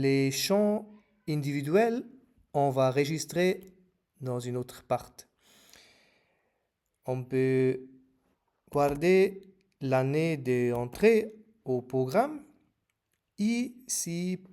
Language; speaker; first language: French; non-native, fluent; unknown